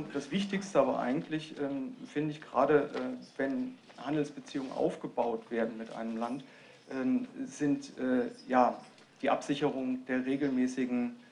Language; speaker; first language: German; native; German